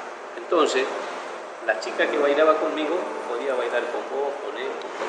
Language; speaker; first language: Spanish; native; Spanish